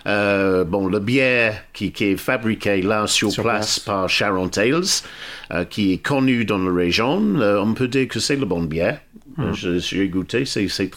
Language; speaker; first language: French; non-native, fluent; English